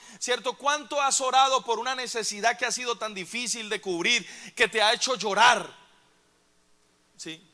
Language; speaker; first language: Spanish; native; Spanish